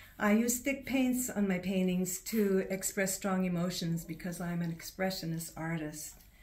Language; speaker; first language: English; native; English